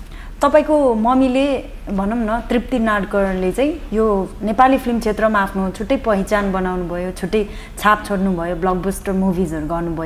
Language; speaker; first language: Nepali; native; Nepali